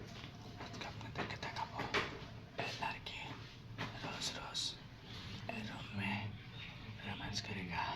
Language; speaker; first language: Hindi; non-native, learner; Bangla